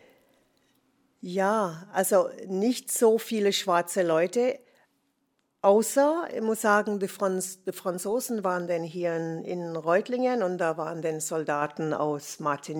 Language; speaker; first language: German; non-native, fluent; English